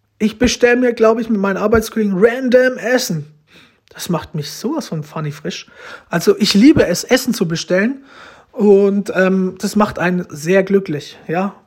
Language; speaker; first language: German; early bilingual, other home language; Romanian